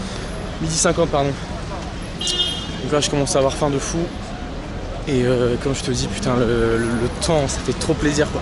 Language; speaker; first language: French; native; French